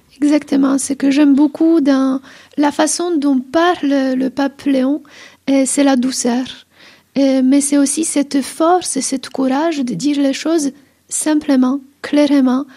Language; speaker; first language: French; non-native, fluent; Polish